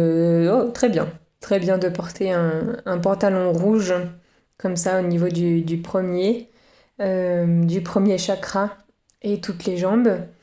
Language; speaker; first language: French; native; French